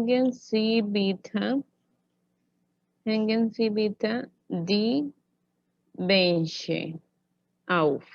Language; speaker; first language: German; non-native, learner; Spanish